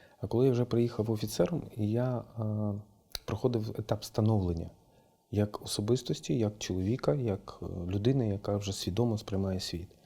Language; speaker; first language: Ukrainian; non-native, local second language; Russian